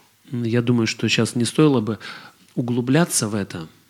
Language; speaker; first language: Russian; native; Russian